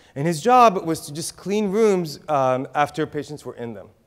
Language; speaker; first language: English; native; English